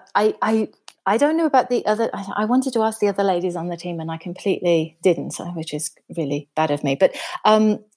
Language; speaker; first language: English; native; English